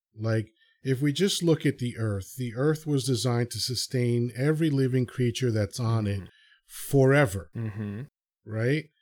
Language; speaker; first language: English; early bilingual, other home language; Spanish